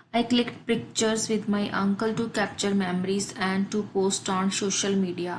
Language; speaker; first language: English; non-native, local second language; Punjabi